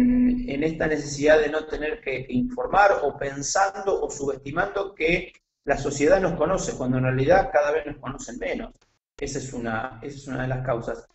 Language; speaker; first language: Spanish; native; Spanish